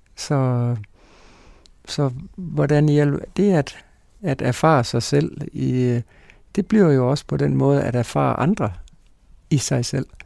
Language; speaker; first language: Danish; native; Danish